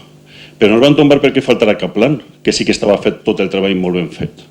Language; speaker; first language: Catalan; native; Catalan